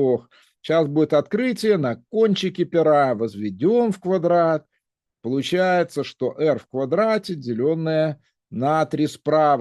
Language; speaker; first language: Russian; native; Russian